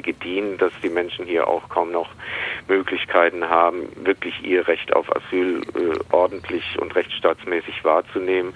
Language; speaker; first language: German; native; German